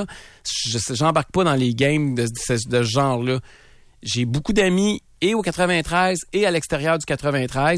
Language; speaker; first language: French; native; French